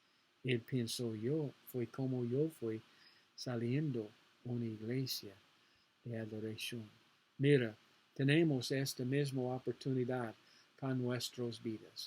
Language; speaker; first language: Spanish; non-native, learner; English